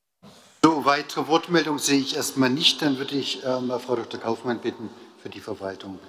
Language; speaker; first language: German; native; German